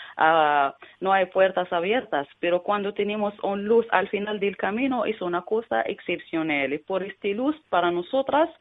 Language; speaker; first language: Spanish; non-native, learner; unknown